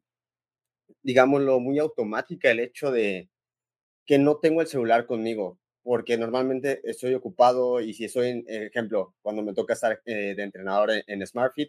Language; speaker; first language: Spanish; native; Spanish